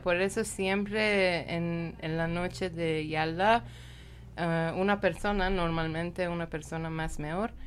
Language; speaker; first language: Spanish; non-native, learner; Persian